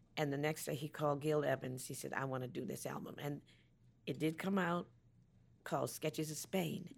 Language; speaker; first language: English; native; English